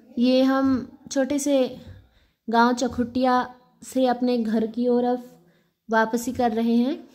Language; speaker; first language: Hindi; native; Hindi